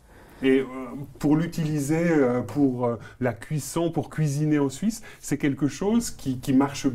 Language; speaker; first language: French; native; French